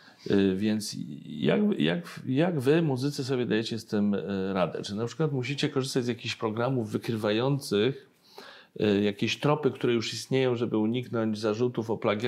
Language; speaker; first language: Polish; native; Polish